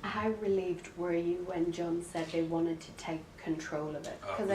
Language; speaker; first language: English; native; English